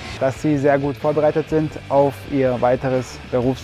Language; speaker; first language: German; native; German